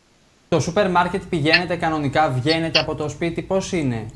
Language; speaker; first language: Greek; native; Greek